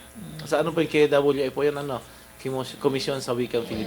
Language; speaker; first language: Filipino; native; Filipino